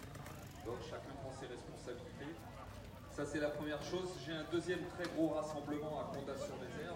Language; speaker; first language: French; native; French